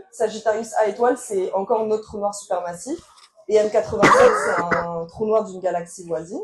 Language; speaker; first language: French; native; French